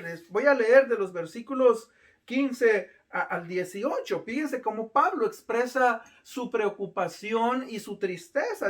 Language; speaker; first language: Spanish; native; Spanish